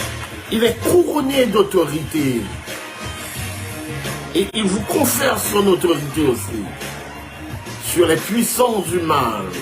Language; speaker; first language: French; non-native, local second language; Haitian Creole